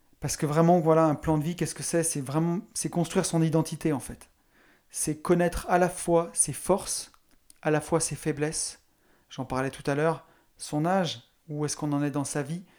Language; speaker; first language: French; native; French